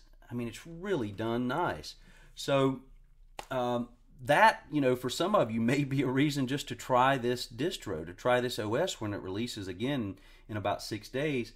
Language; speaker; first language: English; native; English